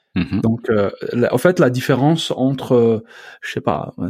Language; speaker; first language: French; non-native, local second language; Arabic